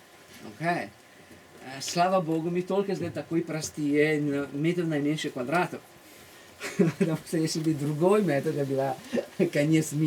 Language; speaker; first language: Russian; non-native, fluent; Italian